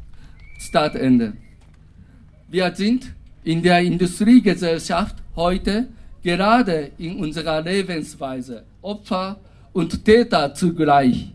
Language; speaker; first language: German; non-native, fluent; Japanese